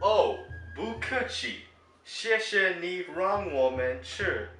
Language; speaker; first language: Chinese; non-native, learner; English